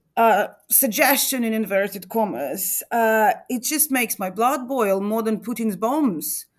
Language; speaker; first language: English; non-native, fluent; Ukrainian